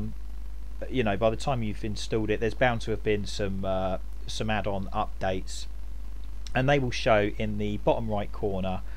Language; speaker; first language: English; native; English